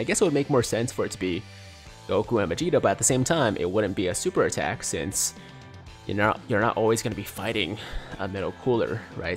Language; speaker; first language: English; native; English